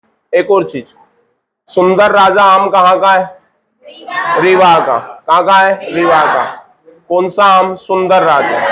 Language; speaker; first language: Hindi; native; Hindi